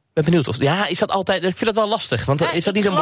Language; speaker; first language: Dutch; native; Dutch